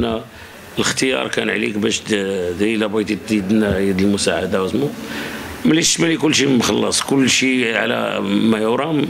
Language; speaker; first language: Arabic; native; Arabic